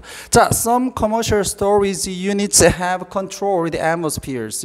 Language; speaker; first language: English; non-native, fluent; Korean